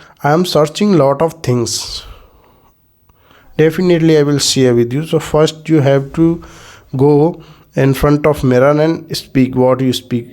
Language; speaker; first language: English; non-native, learner; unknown